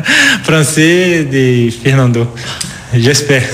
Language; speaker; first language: French; non-native, learner; Portuguese